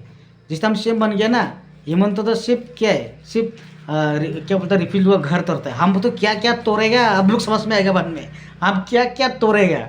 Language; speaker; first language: Hindi; non-native, local second language; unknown